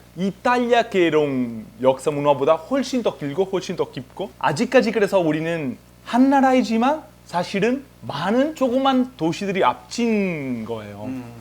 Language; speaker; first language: Korean; non-native, fluent; Venetian